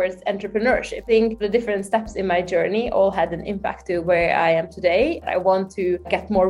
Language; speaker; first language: English; non-native, fluent; Hungarian